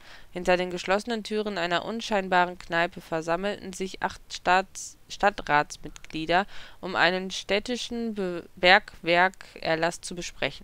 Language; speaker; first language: German; native; German